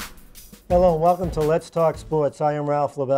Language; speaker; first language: English; native; English